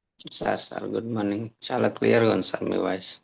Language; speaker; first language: Telugu; non-native, local second language; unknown